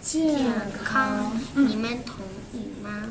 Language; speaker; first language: Chinese; non-native, learner; English